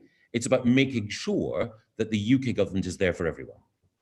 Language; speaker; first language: English; native; English